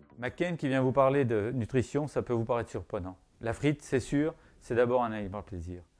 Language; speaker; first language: French; native; French